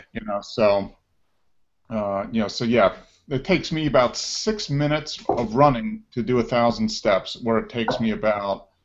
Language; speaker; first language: English; native; English